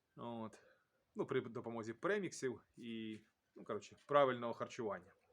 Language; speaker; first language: Ukrainian; native; Ukrainian